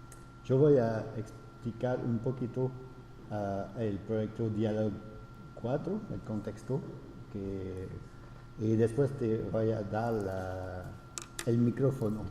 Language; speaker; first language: Spanish; non-native, fluent; French